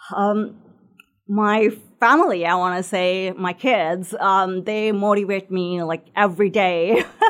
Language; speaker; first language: English; non-native, local second language; Sinhala